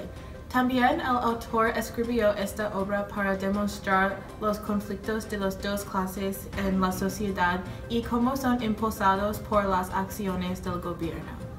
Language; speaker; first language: Spanish; non-native, learner; English